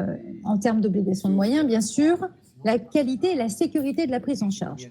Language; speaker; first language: French; native; French